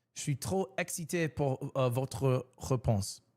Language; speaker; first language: French; early bilingual, heritage; French